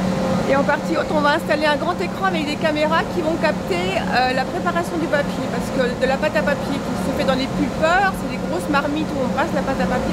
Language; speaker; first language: French; native; French